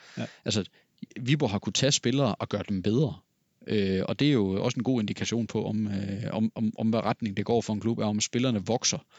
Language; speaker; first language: Danish; native; Danish